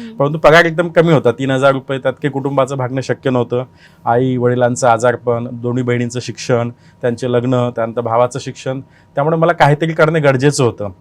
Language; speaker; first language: Marathi; native; Marathi